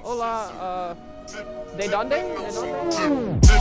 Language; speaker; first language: Spanish; non-native, learner; English